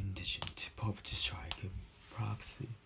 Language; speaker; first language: English; non-native, fluent; Japanese